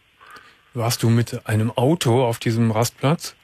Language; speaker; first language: German; native; German